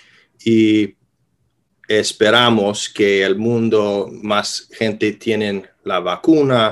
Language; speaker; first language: Spanish; non-native, fluent; English